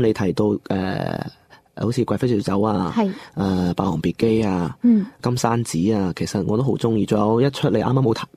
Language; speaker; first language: Cantonese; non-native, local second language; Chinese